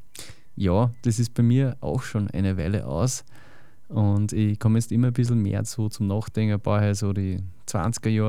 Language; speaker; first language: German; native; German